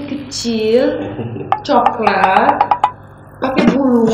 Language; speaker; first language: Indonesian; non-native, fluent; Romanian